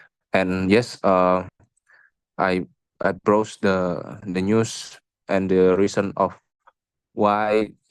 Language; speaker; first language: English; non-native, local second language; Indonesian